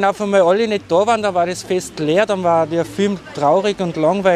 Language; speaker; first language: German; native; German